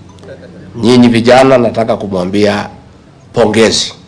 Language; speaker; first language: Swahili; non-native, local second language; Kikuyu